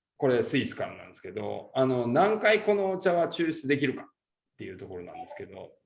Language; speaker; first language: Japanese; native; Japanese